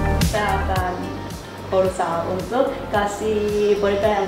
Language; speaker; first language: Indonesian; non-native, fluent; Korean